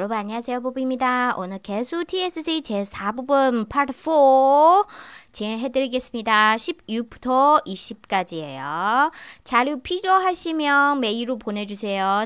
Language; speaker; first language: Korean; non-native, fluent; Chinese